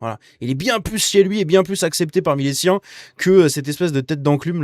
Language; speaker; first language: French; native; French